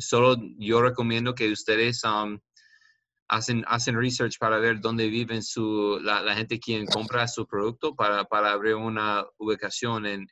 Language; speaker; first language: Spanish; non-native, learner; English